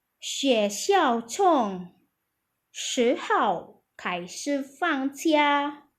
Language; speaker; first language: Chinese; non-native, fluent; Indonesian